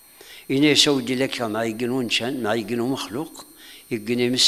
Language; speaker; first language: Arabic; non-native, local second language; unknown